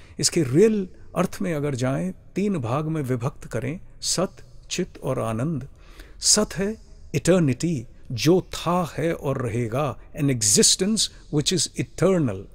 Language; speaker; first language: Hindi; native; Hindi